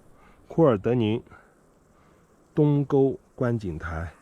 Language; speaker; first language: Chinese; native; Chinese